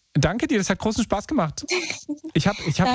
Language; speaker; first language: German; native; German